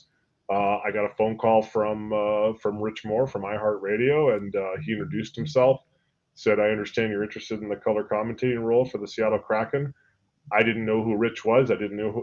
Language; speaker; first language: English; native; English